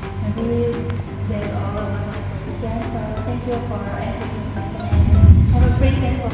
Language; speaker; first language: English; non-native, learner; Indonesian